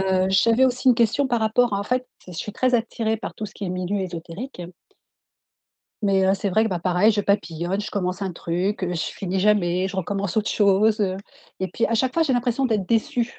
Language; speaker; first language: French; native; French